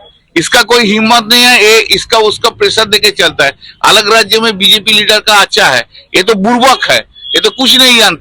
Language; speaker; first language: Hindi; non-native, local second language; Bangla